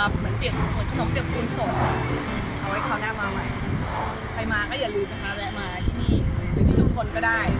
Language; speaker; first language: Thai; native; Thai